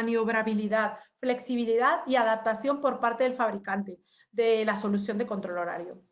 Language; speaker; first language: Spanish; native; Spanish